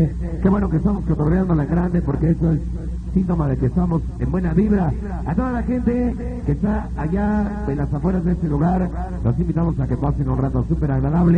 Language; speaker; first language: Spanish; native; Spanish